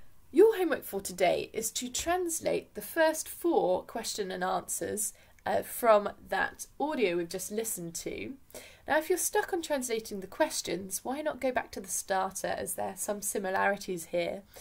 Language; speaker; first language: English; native; English